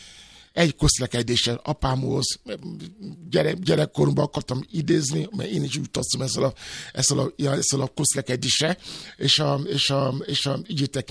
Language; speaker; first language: Hungarian; non-native, fluent; Yoruba